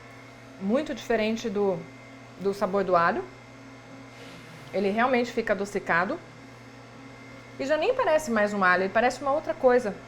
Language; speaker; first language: Portuguese; native; Portuguese